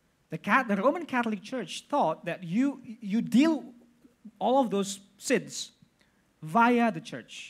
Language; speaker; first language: English; non-native, fluent; Indonesian